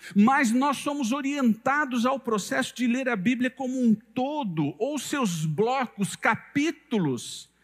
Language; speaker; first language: Portuguese; native; Portuguese